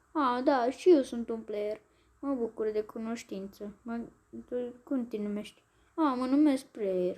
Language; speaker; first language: Romanian; native; Romanian